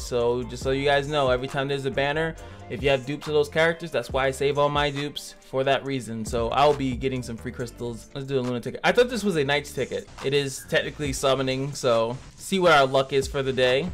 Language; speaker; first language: English; native; English